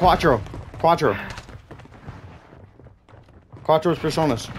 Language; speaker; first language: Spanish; non-native, learner; English